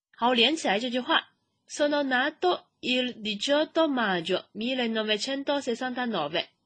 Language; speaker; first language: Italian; non-native, fluent; Chinese